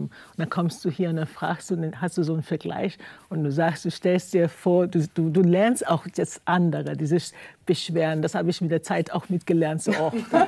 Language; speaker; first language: German; non-native, fluent; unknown